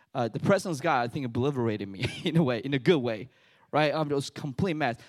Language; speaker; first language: English; early bilingual, other home language; Chinese